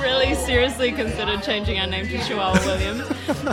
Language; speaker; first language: English; native; English